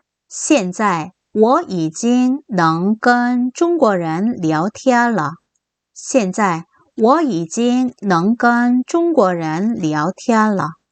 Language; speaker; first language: Chinese; non-native, fluent; Korean